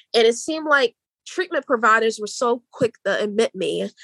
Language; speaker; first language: English; native; English